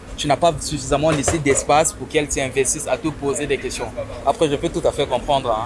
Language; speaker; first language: French; native; French